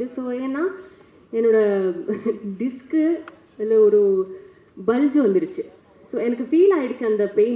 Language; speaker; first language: Tamil; non-native, learner; Malayalam